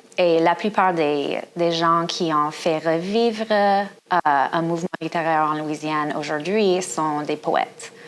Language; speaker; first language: French; non-native, fluent; English